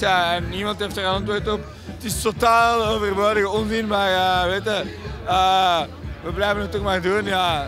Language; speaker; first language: Dutch; native; Dutch